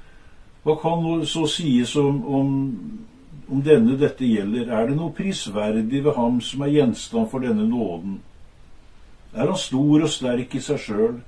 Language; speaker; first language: Norwegian; native; Norwegian